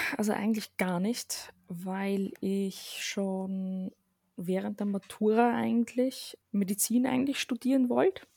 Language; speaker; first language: German; early bilingual, other home language; Arabic